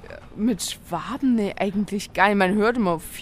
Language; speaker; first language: German; native; German